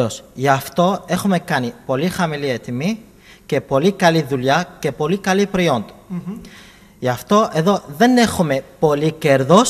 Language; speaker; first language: Greek; non-native, fluent; Arabic